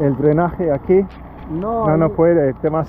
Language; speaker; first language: Spanish; non-native, learner; English